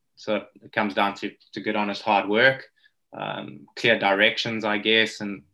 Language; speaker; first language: English; native; English